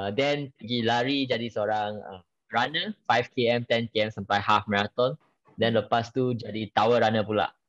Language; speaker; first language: Malay; non-native, local second language; Chinese